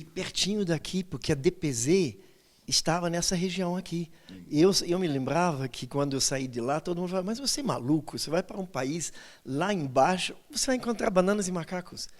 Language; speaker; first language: Portuguese; non-native, fluent; German